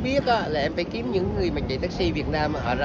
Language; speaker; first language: Vietnamese; native; Vietnamese